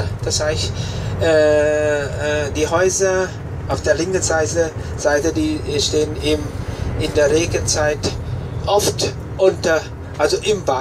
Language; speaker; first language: German; non-native, fluent; Vietnamese